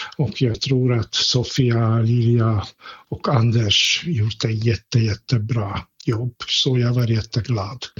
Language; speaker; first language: Swedish; non-native, fluent; Hungarian